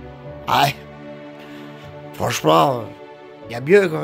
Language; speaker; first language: French; native; French